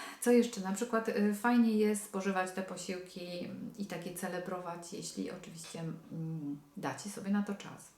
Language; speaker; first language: Polish; native; Polish